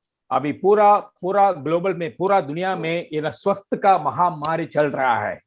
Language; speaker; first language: Hindi; non-native, fluent; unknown